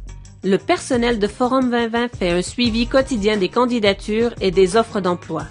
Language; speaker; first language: French; native; French